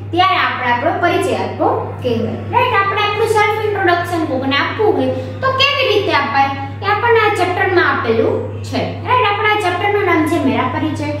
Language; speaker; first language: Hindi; non-native, local second language; Gujarati